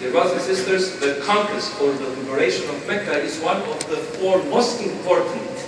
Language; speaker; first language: English; non-native, fluent; Albanian